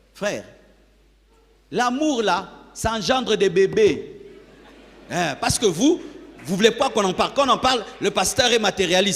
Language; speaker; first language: French; non-native, local second language; Lingala